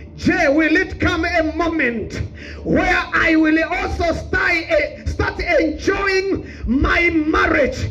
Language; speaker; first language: English; non-native, local second language; Swahili